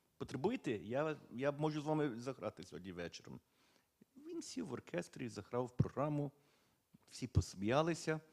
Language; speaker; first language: Ukrainian; early bilingual, heritage; Ukrainian